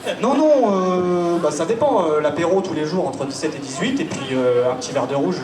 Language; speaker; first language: French; native; French